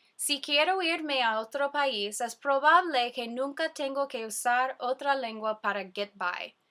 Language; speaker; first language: Spanish; non-native, fluent; English